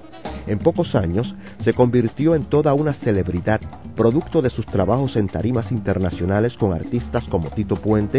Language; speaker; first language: Spanish; native; Spanish